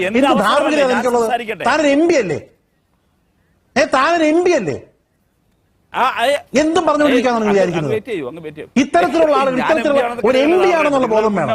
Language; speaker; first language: Malayalam; native; Malayalam